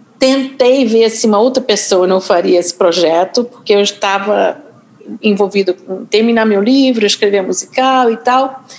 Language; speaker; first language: Portuguese; non-native, fluent; English